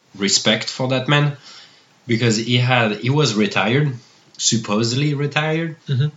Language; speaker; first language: English; non-native, fluent; French